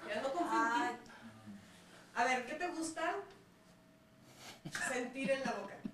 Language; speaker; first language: Spanish; native; Spanish